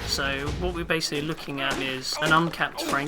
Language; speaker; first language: English; native; English